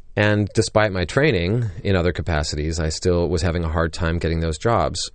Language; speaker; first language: English; native; English